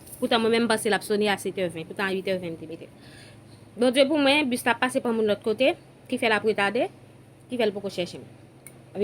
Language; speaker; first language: French; non-native, local second language; Haitian Creole